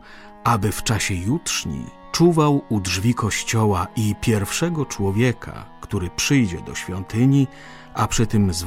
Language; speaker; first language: Polish; native; Polish